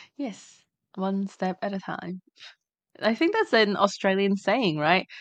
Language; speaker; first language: English; non-native, fluent; Chinese